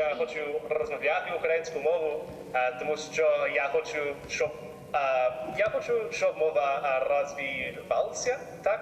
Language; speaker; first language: Ukrainian; non-native, learner; English